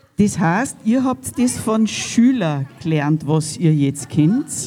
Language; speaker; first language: German; native; German